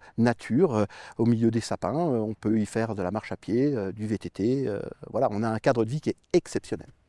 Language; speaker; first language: French; native; French